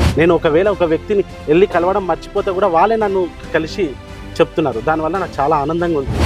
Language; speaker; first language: Telugu; native; Telugu